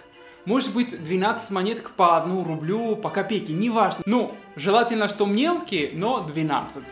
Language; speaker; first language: Russian; non-native, fluent; Spanish